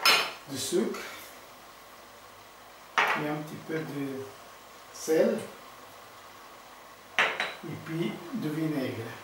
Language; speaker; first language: French; non-native, learner; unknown